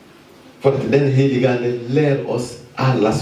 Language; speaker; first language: Swedish; non-native, fluent; Lingala